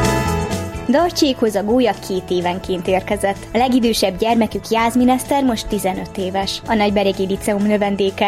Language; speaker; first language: Hungarian; native; Hungarian